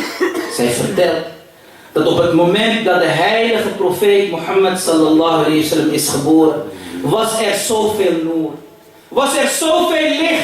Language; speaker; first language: Dutch; early bilingual, other home language; Urdu